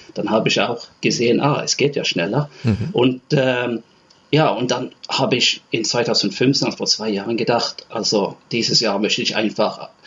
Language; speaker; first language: German; non-native, fluent; Norwegian